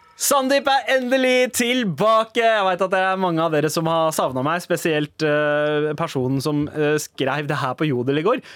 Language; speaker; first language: Norwegian; early bilingual, other home language; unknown